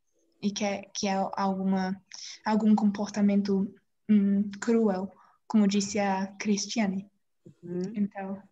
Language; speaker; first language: Portuguese; non-native, learner; English